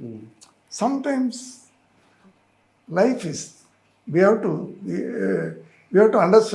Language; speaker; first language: Telugu; non-native, learner; Tamil